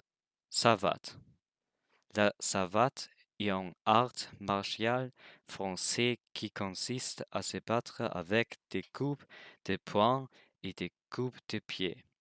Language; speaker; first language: French; non-native, learner; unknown